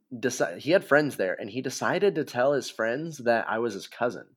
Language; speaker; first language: English; native; English